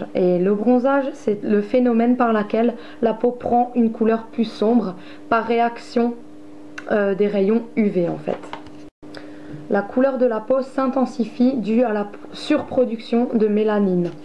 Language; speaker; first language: French; native; French